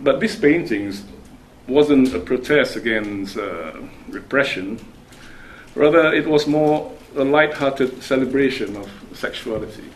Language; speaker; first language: English; non-native, local second language; Malay